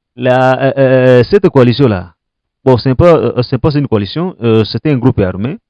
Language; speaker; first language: French; non-native, local second language; Swahili